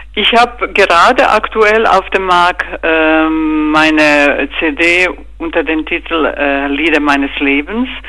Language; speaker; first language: German; non-native, fluent; Croatian